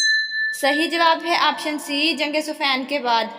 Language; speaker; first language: Urdu; native; Urdu